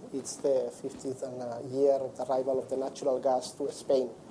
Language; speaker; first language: English; non-native, fluent; Spanish